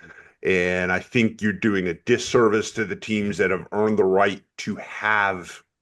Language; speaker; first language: English; native; English